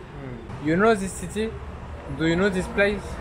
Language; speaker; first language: English; non-native, learner; French